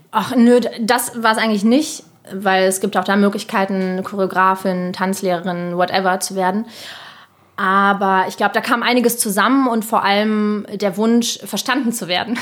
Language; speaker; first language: German; early bilingual, other home language; Russian